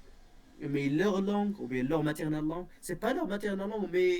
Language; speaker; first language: French; non-native, local second language; Berber languages